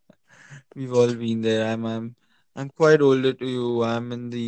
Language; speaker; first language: English; non-native, local second language; Hindi